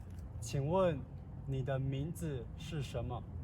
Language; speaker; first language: Chinese; non-native, fluent; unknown